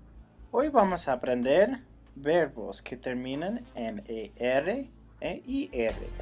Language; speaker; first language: Spanish; non-native, fluent; English